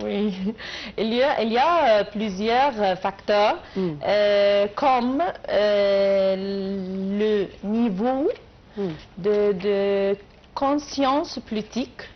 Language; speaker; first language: French; non-native, learner; Arabic